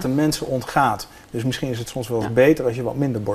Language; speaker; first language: Dutch; native; Dutch